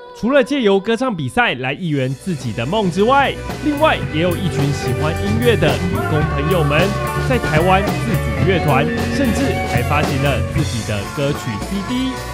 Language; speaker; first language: Chinese; native; Chinese